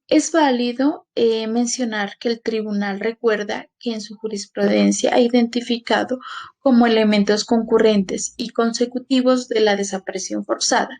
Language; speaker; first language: Spanish; native; Spanish